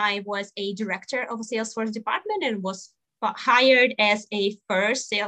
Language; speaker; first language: English; non-native, fluent; Russian